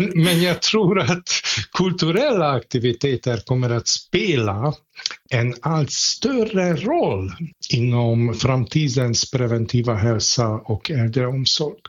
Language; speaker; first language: Swedish; non-native, fluent; Hungarian